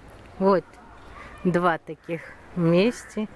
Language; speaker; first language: Russian; native; Russian